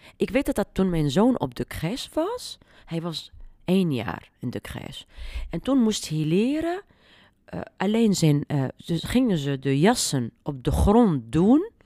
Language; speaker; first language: Dutch; non-native, fluent; Arabic